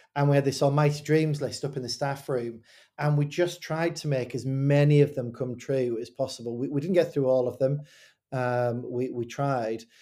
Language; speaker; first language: English; native; English